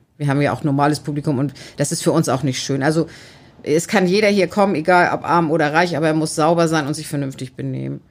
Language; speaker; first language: German; native; German